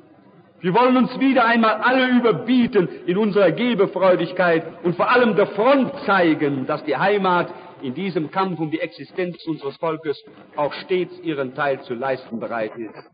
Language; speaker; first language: German; native; German